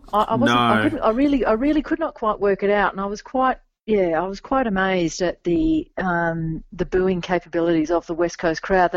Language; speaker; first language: English; native; English